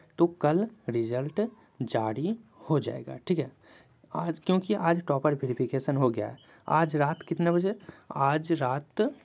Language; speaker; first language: Hindi; native; Hindi